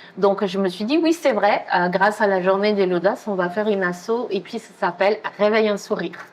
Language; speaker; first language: French; non-native, fluent; Spanish